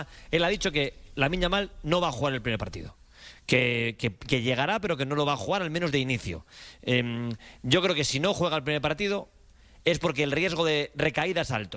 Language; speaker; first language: Spanish; native; Spanish